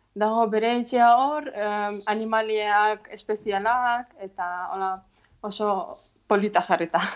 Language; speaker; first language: Basque; non-native, fluent; Ukrainian